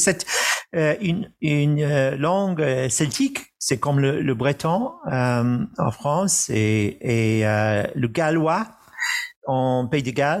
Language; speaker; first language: French; non-native, fluent; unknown